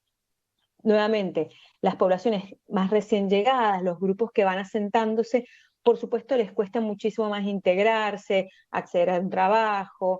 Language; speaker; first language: Spanish; native; Spanish